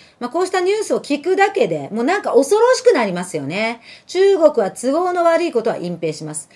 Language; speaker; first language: Japanese; early bilingual, other home language; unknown